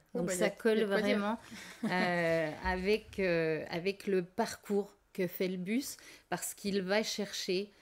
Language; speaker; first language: French; native; French